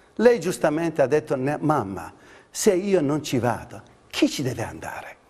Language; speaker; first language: Italian; non-native, fluent; Persian